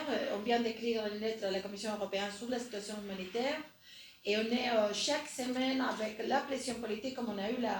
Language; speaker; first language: French; non-native, fluent; Spanish